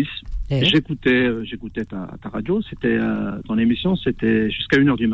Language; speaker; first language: French; early bilingual, other home language; Arabic